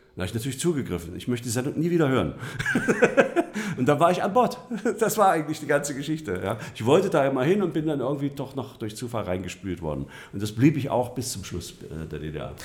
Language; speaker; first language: German; native; German